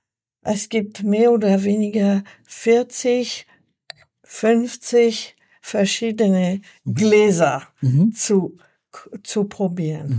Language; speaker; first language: German; non-native, learner; French